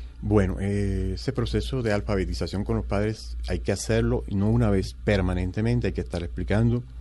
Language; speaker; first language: Spanish; native; Spanish